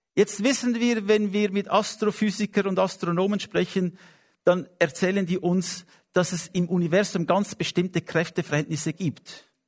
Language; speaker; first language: German; non-native, fluent; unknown